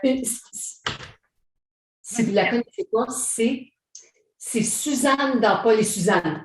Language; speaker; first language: French; native; French